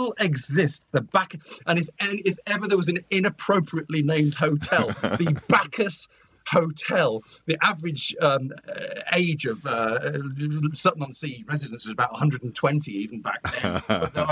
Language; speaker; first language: English; native; English